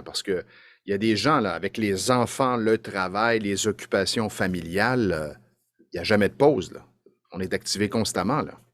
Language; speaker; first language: French; native; French